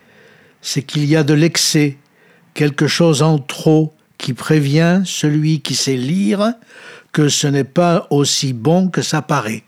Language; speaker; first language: French; native; French